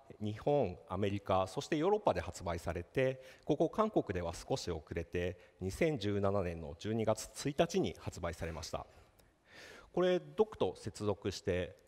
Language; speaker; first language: Japanese; native; Japanese